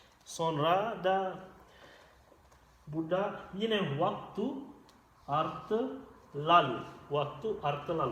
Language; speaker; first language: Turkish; non-native, fluent; Indonesian